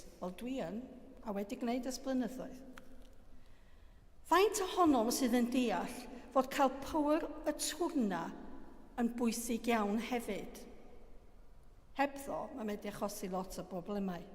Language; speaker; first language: Welsh; native; Welsh